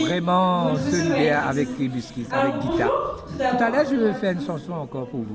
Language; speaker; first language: French; native; French